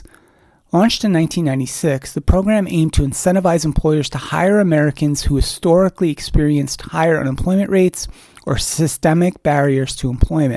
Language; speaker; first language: English; native; English